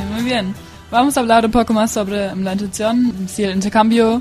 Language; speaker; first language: Spanish; non-native, learner; German